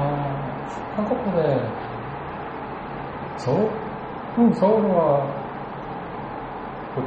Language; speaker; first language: Japanese; non-native, learner; Korean